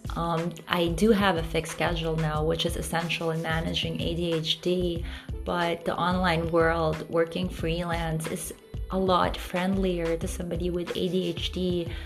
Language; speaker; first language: English; non-native, local second language; Filipino